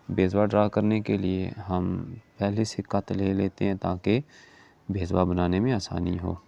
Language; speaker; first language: Urdu; non-native, local second language; Punjabi